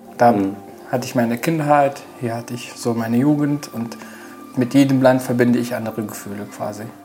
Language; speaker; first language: German; non-native, fluent; Arabic